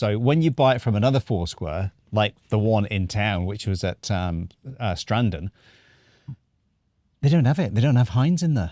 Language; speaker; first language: English; native; English